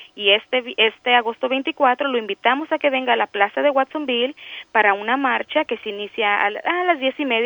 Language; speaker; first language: Spanish; early bilingual, heritage; Spanish